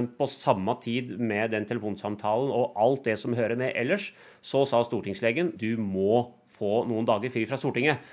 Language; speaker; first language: Norwegian; early bilingual, other home language; Punjabi